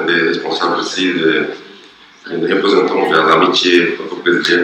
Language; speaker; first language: French; non-native, fluent; Portuguese